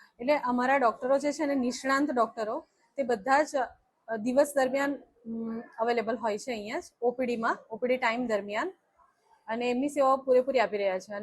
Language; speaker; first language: Gujarati; native; Gujarati